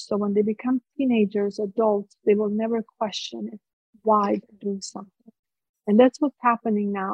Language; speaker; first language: English; non-native, fluent; Croatian